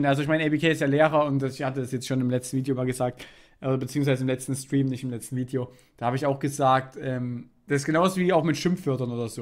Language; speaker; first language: German; native; German